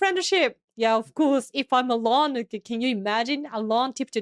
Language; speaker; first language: English; non-native, fluent; Japanese